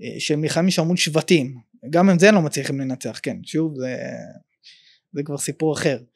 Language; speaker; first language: Hebrew; native; Hebrew